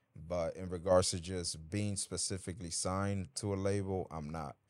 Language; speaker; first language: English; early bilingual, other home language; Spanish